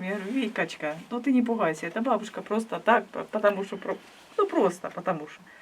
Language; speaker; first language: Russian; native; Russian